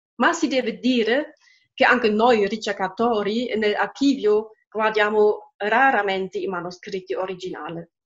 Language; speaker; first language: Italian; non-native, fluent; German